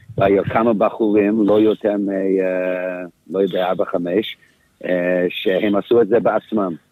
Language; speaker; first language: Hebrew; non-native, fluent; English